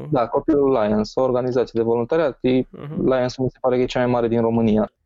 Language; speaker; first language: Romanian; native; Romanian